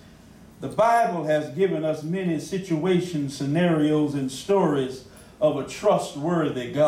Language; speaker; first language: English; native; English